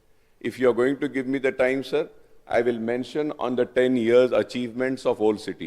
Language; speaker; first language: English; non-native, local second language; Urdu